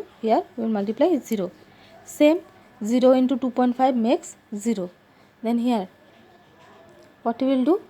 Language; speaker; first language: English; non-native, local second language; Assamese